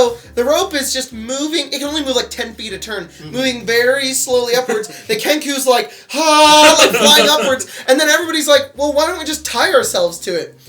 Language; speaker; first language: English; native; English